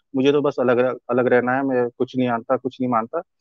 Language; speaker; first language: Hindi; native; Hindi